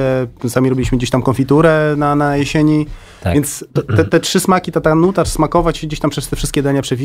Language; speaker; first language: Polish; native; Polish